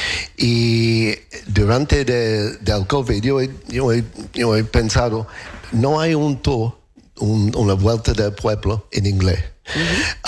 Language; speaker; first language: Spanish; non-native, learner; English